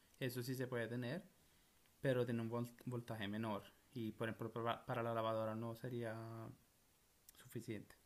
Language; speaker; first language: Spanish; non-native, fluent; Italian